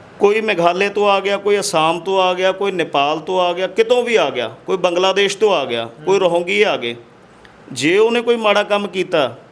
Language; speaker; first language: Punjabi; non-native, local second language; Hindi